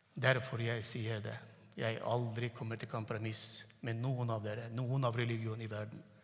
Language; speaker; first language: Norwegian; non-native, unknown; Turkmen